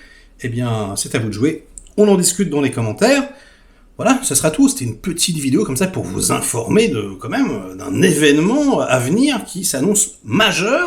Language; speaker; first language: French; native; French